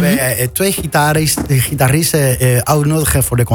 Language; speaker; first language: Dutch; non-native, fluent; Spanish